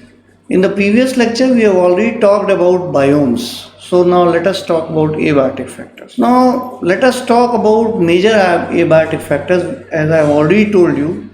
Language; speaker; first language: English; non-native, local second language; Hindi